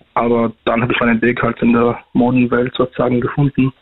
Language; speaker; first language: German; non-native, fluent; Arabic